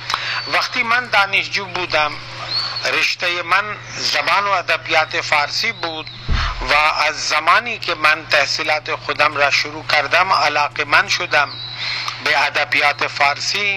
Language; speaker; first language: Persian; non-native, fluent; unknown